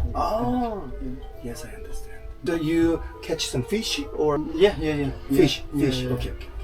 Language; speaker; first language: English; non-native, learner; Korean